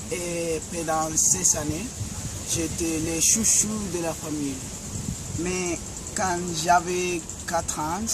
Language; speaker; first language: French; non-native, learner; Spanish